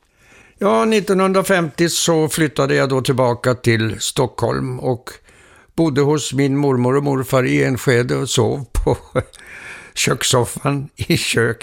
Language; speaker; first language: Swedish; early bilingual, heritage; Swedish